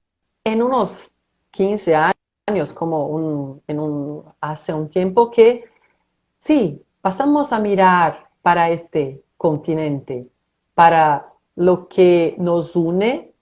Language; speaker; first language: Spanish; non-native, fluent; Portuguese